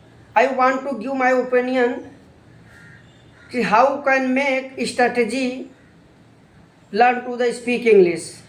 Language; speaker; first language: English; non-native, learner; Hindi